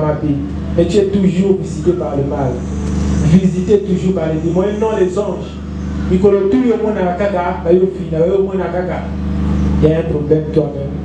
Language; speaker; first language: French; non-native, local second language; Lingala